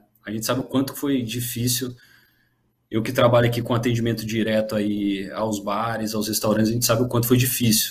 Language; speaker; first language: Portuguese; native; Portuguese